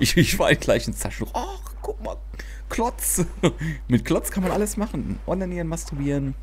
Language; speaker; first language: German; native; German